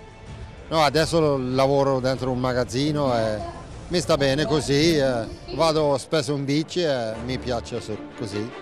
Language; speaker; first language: Italian; non-native, fluent; Swedish